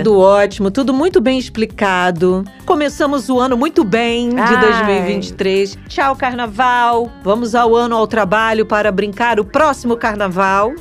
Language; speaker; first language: Portuguese; native; Portuguese